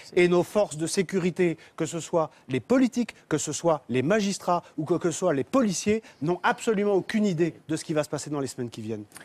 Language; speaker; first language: French; native; French